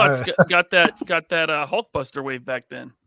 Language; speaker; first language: English; native; English